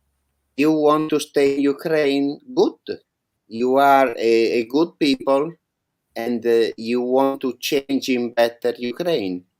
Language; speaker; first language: English; non-native, learner; Italian